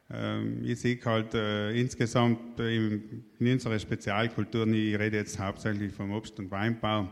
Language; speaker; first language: German; native; German